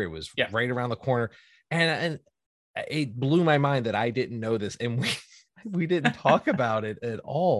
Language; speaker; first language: English; native; English